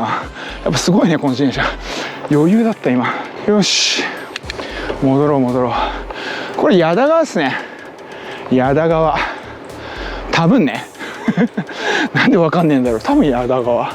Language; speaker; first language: Japanese; native; Japanese